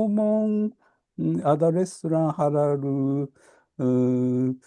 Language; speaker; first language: Indonesian; non-native, learner; Japanese